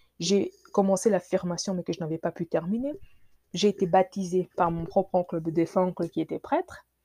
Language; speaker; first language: French; non-native, local second language; Lingala